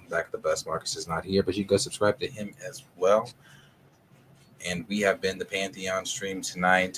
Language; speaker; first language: English; native; English